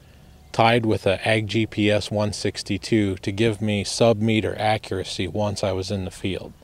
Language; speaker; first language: English; native; English